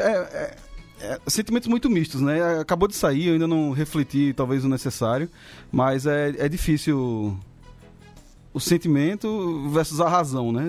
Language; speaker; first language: Portuguese; native; Portuguese